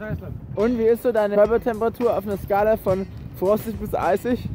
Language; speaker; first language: German; native; German